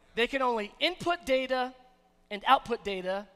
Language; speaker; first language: English; native; English